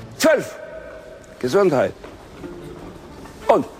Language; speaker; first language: German; non-native, fluent; Romanian